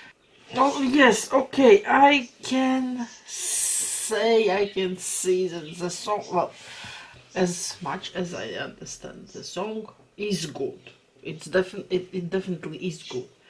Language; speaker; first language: English; non-native, fluent; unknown